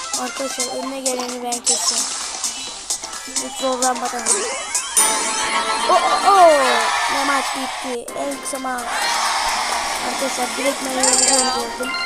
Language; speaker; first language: Turkish; native; Turkish